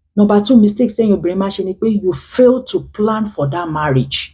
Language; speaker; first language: English; non-native, local second language; Yoruba